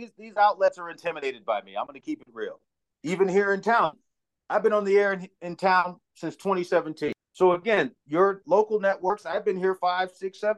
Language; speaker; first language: English; early bilingual, other home language; Spanish